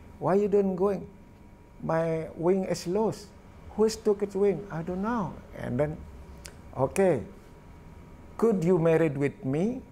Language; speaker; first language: English; non-native, learner; Balinese